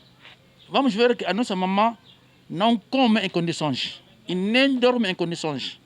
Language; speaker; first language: Portuguese; native; Portuguese